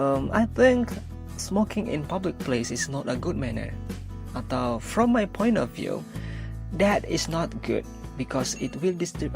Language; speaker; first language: English; non-native, fluent; Indonesian